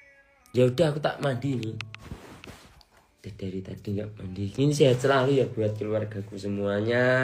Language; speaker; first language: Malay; non-native, local second language; Javanese